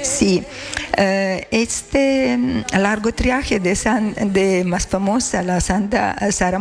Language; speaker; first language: Spanish; non-native, learner; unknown